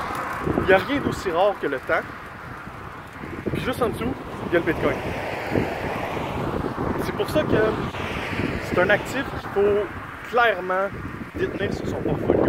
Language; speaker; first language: French; native; French